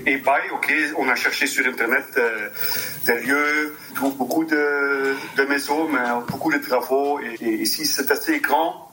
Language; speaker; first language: French; non-native, local second language; Dutch